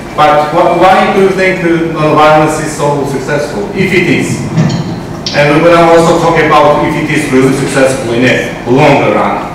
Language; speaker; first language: English; non-native, fluent; Georgian